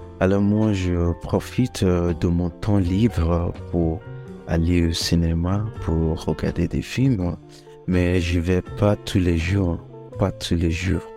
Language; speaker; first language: French; non-native, fluent; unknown